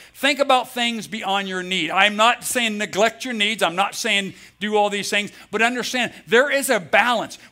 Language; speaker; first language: English; native; English